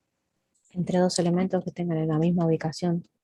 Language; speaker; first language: Spanish; native; Spanish